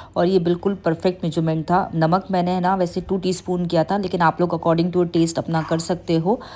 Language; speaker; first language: Urdu; native; Urdu